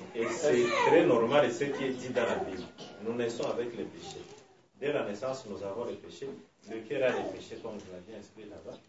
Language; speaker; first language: French; non-native, local second language; Swahili